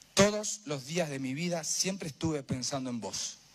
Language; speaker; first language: Spanish; native; Spanish